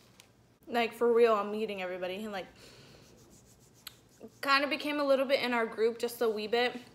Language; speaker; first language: English; native; English